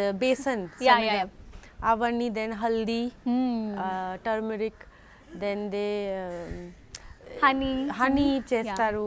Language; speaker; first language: Telugu; non-native, learner; Bangla